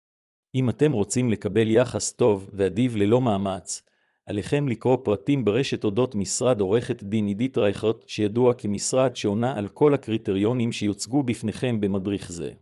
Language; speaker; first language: Hebrew; native; Hebrew